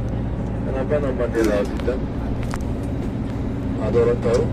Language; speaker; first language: Indonesian; non-native, fluent; Turkish